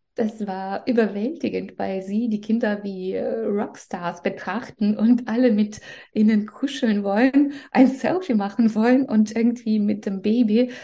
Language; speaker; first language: German; non-native, fluent; Russian